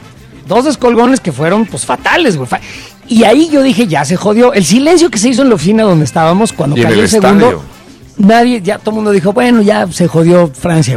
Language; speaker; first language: Spanish; native; Spanish